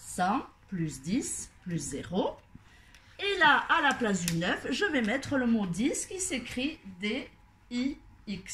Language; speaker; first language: French; native; French